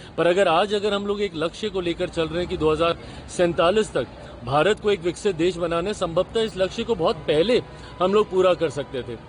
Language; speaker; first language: Hindi; native; Hindi